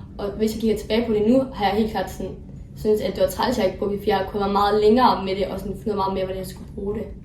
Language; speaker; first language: Danish; native; Danish